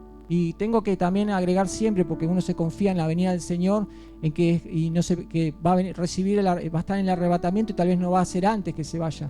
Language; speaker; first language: Spanish; native; Spanish